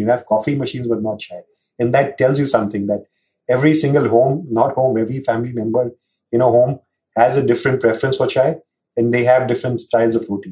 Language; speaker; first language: English; non-native, local second language; Hindi